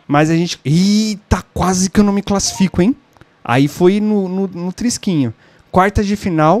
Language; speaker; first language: Portuguese; native; Portuguese